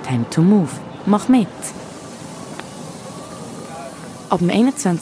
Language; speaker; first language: German; native; German